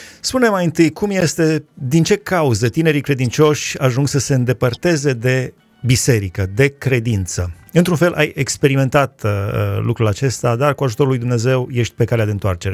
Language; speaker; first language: Romanian; native; Romanian